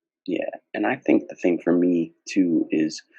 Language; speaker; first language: English; native; English